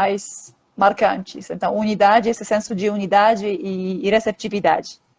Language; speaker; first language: Portuguese; non-native, fluent; Polish